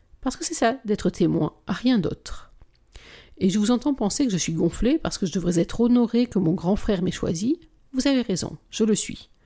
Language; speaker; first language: French; native; French